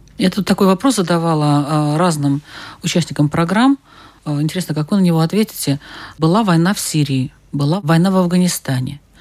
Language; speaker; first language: Russian; native; Russian